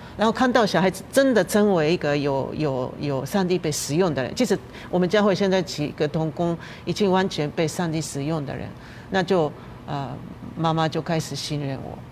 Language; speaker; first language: Chinese; non-native, fluent; Japanese